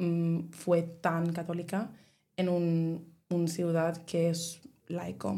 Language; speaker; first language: Spanish; non-native, learner; English